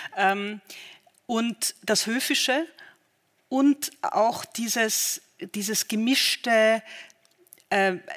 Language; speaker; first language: German; native; German